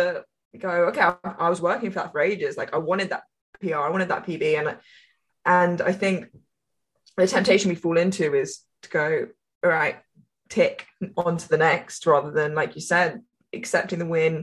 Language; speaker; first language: English; native; English